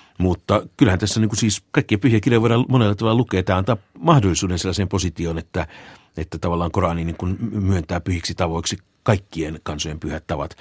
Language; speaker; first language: Finnish; native; Finnish